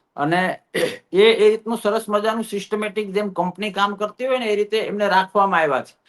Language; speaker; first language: Gujarati; native; Gujarati